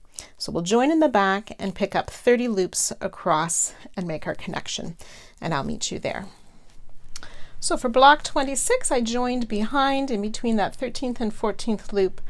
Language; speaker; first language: English; native; English